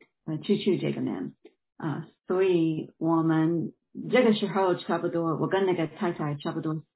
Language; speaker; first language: Chinese; non-native, fluent; English